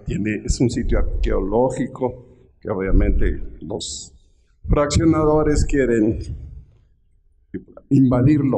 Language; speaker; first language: Spanish; native; Spanish